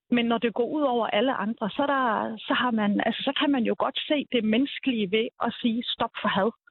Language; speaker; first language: Danish; early bilingual, other home language; Arabic